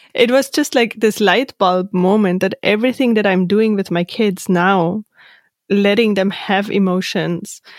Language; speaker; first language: English; non-native, fluent; German